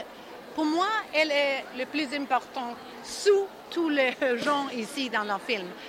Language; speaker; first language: French; non-native, learner; Swedish